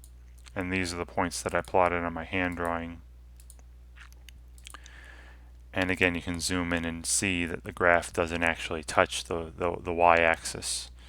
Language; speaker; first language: English; native; English